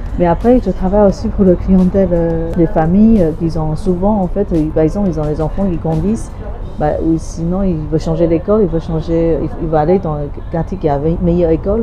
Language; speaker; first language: French; non-native, fluent; Chinese